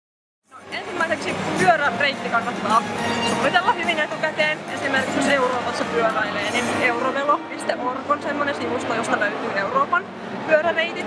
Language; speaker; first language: Finnish; native; Finnish